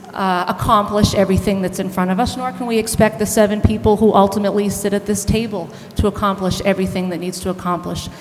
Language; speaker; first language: English; native; English